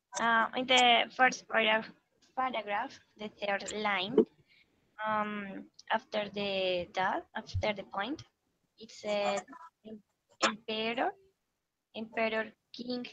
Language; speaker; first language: English; non-native, learner; Spanish